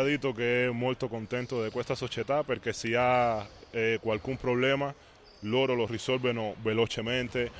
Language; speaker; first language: Italian; non-native, fluent; Spanish